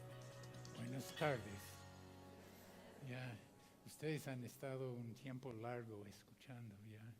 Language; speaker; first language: Spanish; non-native, fluent; English